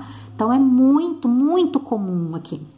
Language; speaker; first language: Portuguese; native; Portuguese